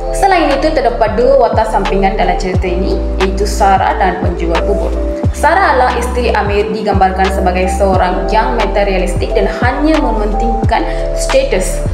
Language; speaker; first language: Malay; non-native, local second language; Tamil